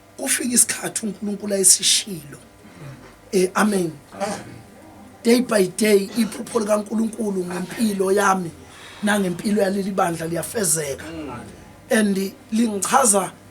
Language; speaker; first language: Zulu; non-native, local second language; Xhosa